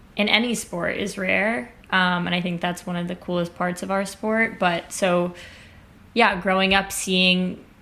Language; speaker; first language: English; native; English